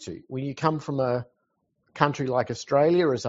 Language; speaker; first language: English; native; English